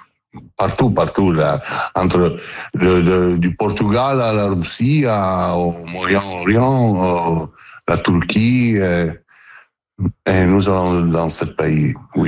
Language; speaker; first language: French; non-native, learner; Italian